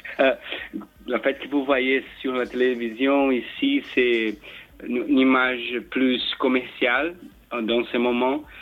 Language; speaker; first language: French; non-native, learner; Portuguese